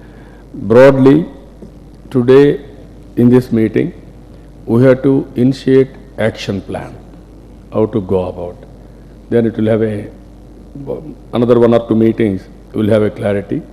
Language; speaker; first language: English; non-native, local second language; Telugu